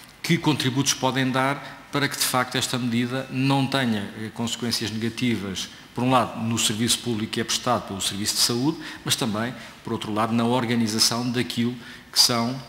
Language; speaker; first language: Portuguese; native; Portuguese